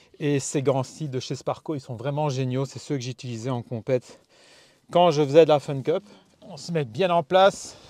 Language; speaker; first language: French; native; French